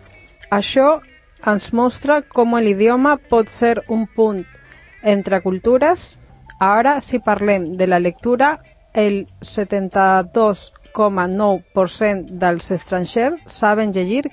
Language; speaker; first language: Catalan; non-native, learner; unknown